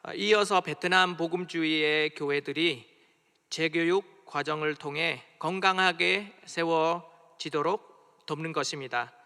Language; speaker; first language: Korean; non-native, fluent; Vietnamese